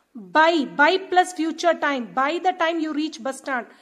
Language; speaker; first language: English; non-native, local second language; Tamil